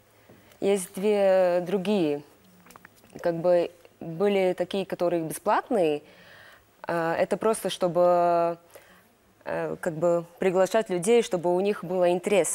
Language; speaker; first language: Russian; non-native, local second language; Latvian